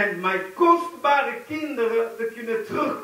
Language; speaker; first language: Dutch; non-native, fluent; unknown